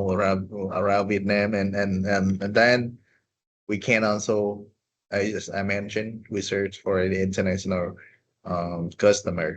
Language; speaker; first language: English; non-native, fluent; Vietnamese